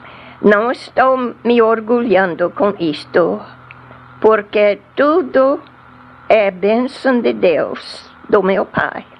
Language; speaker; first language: Portuguese; non-native, fluent; English